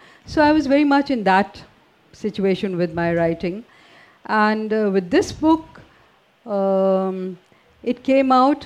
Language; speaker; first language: English; non-native, local second language; Hindi